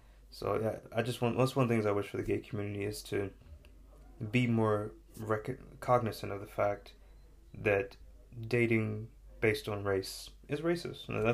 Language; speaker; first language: English; native; English